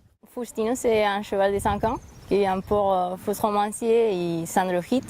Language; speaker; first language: French; non-native, fluent; Spanish